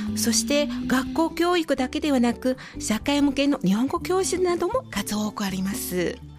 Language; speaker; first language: Japanese; non-native, fluent; Chinese